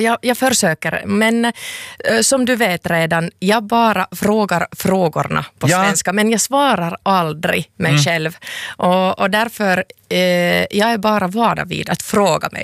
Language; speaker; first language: Swedish; non-native, local second language; Finnish